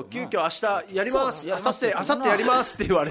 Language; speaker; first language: Japanese; native; Japanese